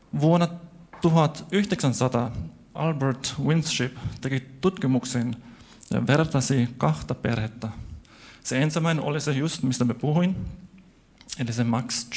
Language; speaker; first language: Finnish; non-native, fluent; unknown